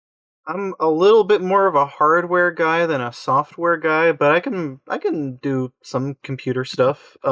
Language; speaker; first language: English; native; English